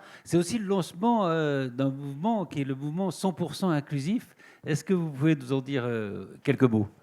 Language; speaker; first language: French; native; French